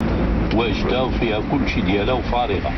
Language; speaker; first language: Arabic; native; Arabic